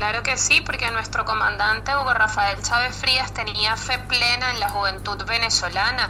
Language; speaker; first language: Spanish; native; Spanish